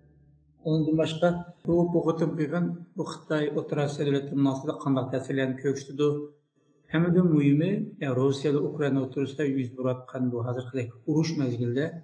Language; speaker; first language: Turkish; non-native, learner; Uyghur